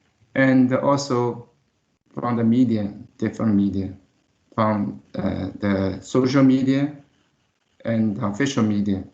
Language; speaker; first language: English; non-native, learner; Chinese